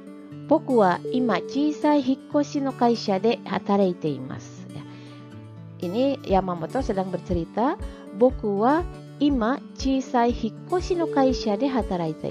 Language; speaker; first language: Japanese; non-native, fluent; Indonesian